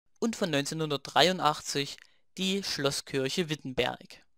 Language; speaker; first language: German; native; German